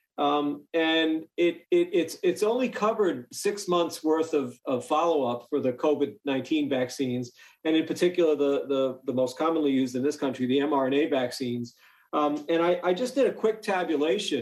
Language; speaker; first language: English; native; English